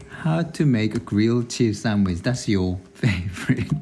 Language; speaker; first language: English; non-native, fluent; Korean